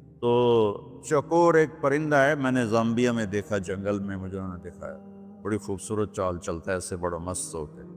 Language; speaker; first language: Urdu; non-native, local second language; Punjabi